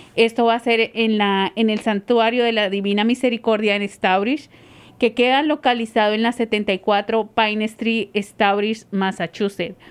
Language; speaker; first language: Spanish; native; Spanish